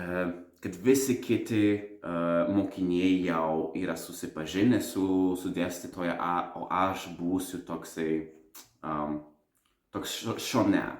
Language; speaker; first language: Lithuanian; non-native, learner; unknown